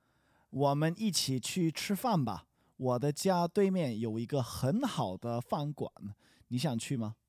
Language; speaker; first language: Chinese; non-native, learner; English